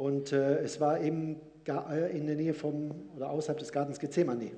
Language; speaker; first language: German; native; German